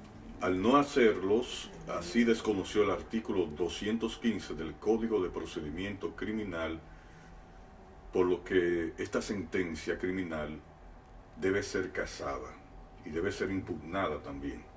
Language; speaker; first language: Spanish; native; Spanish